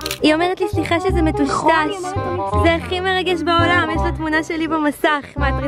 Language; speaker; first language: Hebrew; native; Hebrew